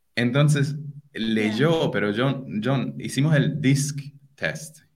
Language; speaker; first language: Spanish; non-native, fluent; German